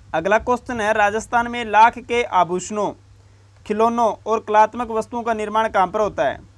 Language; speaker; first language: Hindi; native; Hindi